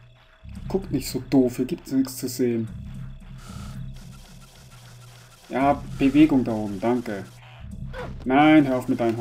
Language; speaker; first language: German; native; German